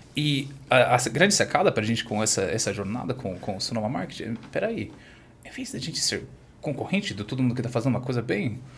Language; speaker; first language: Portuguese; non-native, fluent; English